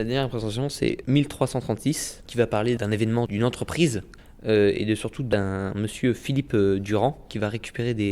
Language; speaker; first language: French; native; French